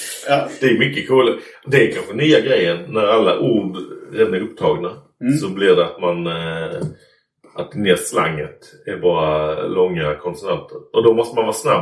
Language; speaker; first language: Swedish; native; Swedish